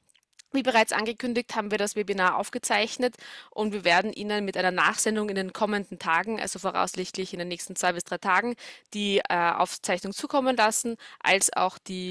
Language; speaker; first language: German; native; German